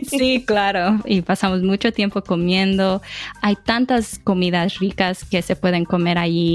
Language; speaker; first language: Spanish; early bilingual, heritage; English